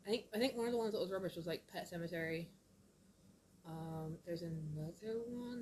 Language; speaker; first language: English; native; English